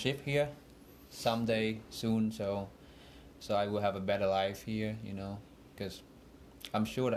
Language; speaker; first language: English; non-native, fluent; Vietnamese